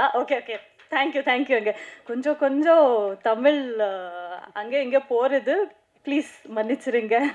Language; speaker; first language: Tamil; non-native, learner; Kannada